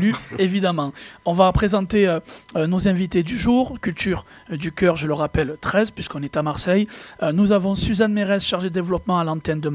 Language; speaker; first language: French; native; French